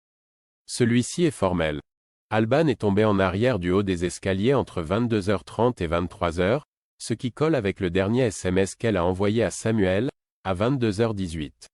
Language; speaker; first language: French; native; French